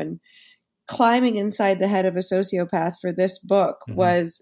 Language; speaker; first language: English; native; English